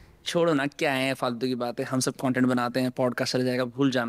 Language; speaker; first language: Hindi; native; Hindi